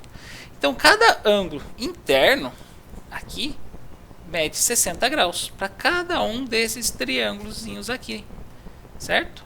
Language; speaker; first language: Portuguese; native; Portuguese